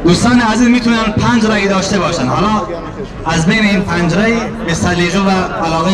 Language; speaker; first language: Persian; non-native, local second language; Kurdish